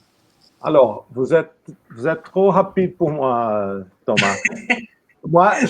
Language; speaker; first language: French; non-native, fluent; Portuguese